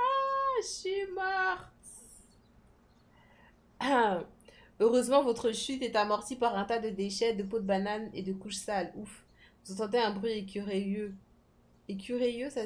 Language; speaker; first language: French; native; French